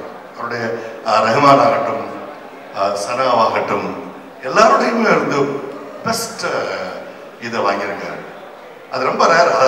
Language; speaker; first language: Tamil; native; Tamil